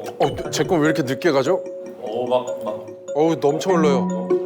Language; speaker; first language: Korean; native; Korean